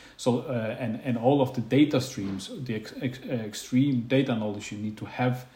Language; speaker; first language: English; non-native, fluent; Faroese